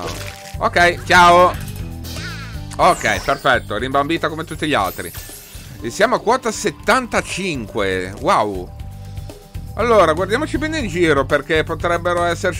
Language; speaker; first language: Italian; native; Italian